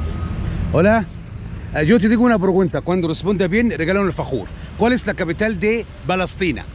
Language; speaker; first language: Spanish; non-native, learner; Arabic